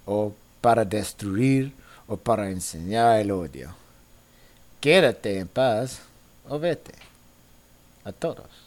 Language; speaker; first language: Spanish; non-native, learner; English